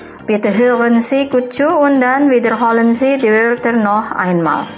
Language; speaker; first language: German; non-native, fluent; Indonesian